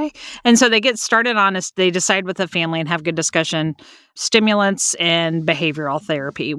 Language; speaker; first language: English; native; English